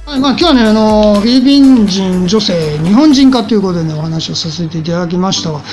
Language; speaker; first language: Japanese; native; Japanese